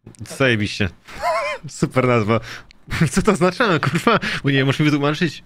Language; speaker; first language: Polish; native; Polish